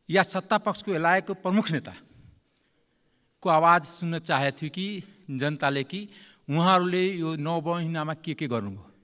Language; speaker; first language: Nepali; non-native, local second language; Maithili